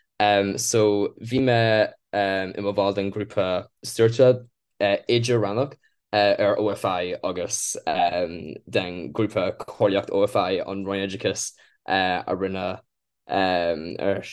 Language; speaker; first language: Irish; non-native, local second language; English